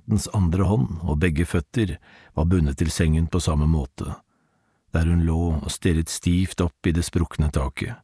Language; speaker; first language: Norwegian; native; Norwegian